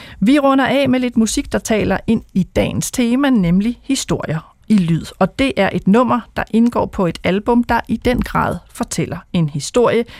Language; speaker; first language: Danish; native; Danish